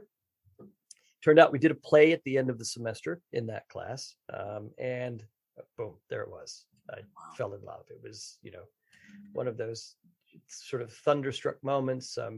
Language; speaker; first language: English; native; English